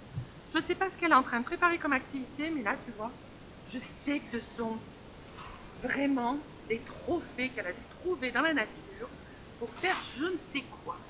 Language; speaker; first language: French; native; French